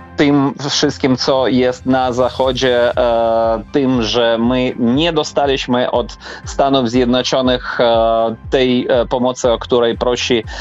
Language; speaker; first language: Polish; non-native, fluent; Ukrainian